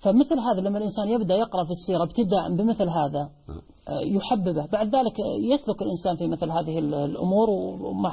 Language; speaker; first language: Arabic; native; Arabic